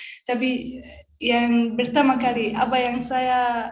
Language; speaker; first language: Indonesian; non-native, learner; Arabic